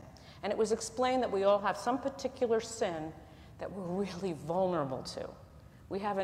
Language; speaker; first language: English; native; English